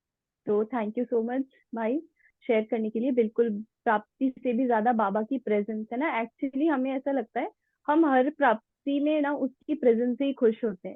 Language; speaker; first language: Hindi; native; Hindi